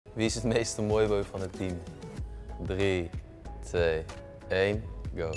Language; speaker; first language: Dutch; native; Dutch